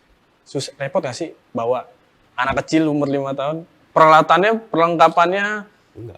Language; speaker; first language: Indonesian; native; Indonesian